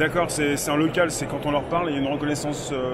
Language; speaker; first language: French; native; French